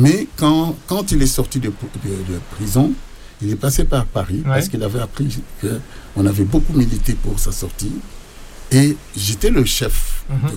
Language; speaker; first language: French; non-native, local second language; Lingala